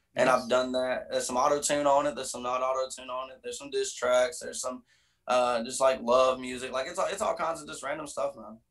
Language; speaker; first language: English; native; English